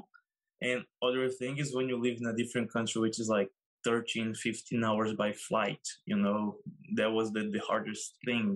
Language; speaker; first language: English; non-native, fluent; Portuguese